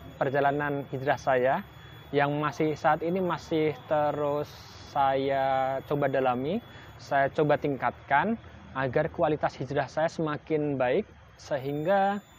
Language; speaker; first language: Indonesian; native; Indonesian